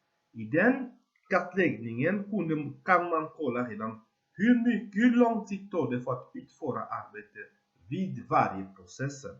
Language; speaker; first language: Swedish; non-native, fluent; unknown